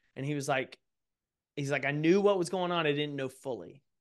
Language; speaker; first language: English; native; English